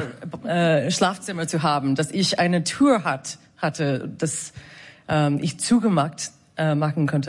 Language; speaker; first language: German; non-native, fluent; English